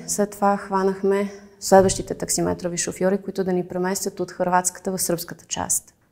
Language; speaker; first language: Bulgarian; early bilingual, heritage; Bulgarian